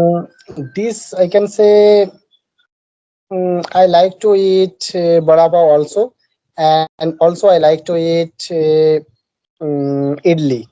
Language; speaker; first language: English; non-native, learner; Bangla